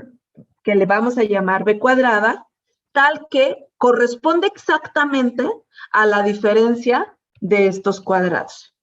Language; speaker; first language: Spanish; native; Spanish